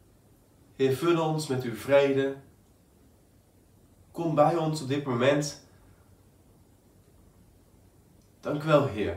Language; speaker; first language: Dutch; native; Dutch